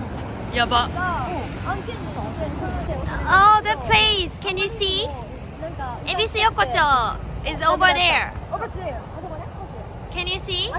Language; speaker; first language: English; non-native, learner; Japanese